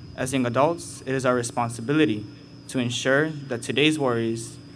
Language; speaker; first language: English; early bilingual, other home language; Spanish